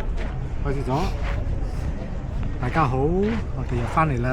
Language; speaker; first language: Cantonese; early bilingual, heritage; Cantonese